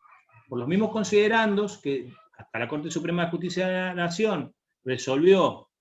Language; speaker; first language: Spanish; native; Spanish